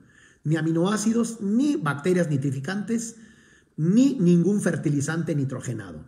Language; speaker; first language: Spanish; native; Spanish